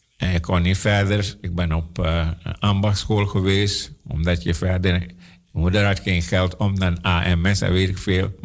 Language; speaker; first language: Dutch; non-native, local second language; Sranan Tongo